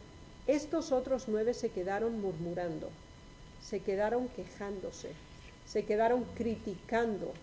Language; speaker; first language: Spanish; native; Spanish